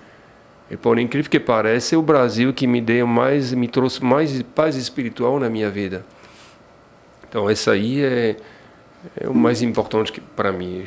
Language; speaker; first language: Portuguese; non-native, fluent; French